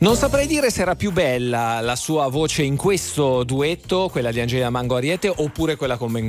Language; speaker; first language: Italian; native; Italian